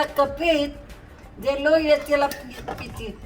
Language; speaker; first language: Hebrew; non-native, learner; Marathi